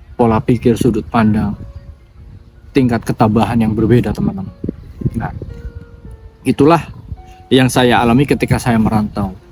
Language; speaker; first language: Indonesian; non-native, local second language; Javanese